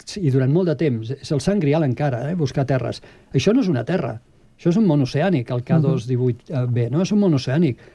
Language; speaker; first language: Catalan; native; Catalan